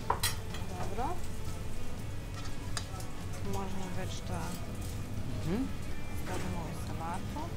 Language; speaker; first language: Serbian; non-native, learner; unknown